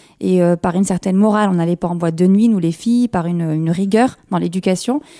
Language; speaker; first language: French; early bilingual, other home language; Kabyle